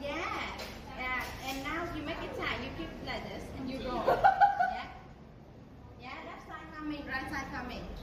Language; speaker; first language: English; non-native, learner; Vietnamese